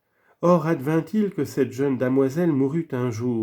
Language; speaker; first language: French; native; French